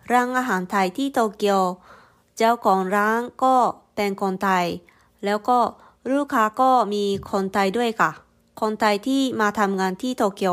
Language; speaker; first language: Thai; non-native, fluent; Japanese